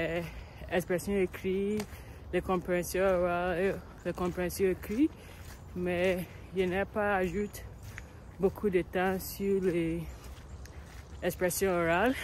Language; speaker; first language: French; non-native, learner; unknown